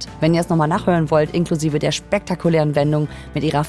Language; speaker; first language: German; native; German